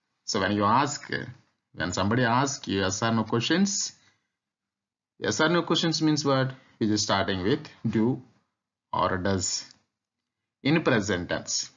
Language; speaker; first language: English; non-native, local second language; Telugu